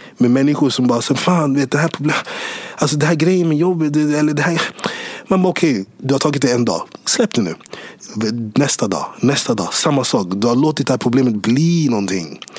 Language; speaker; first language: Swedish; early bilingual, other home language; English